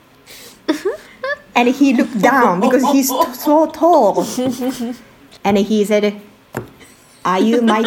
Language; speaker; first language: English; non-native, learner; Japanese